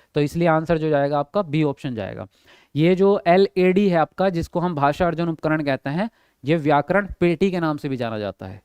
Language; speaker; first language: Hindi; native; Hindi